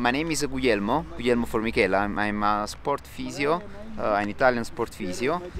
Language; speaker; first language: English; non-native, fluent; Italian